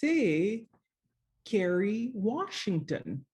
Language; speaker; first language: French; non-native, learner; English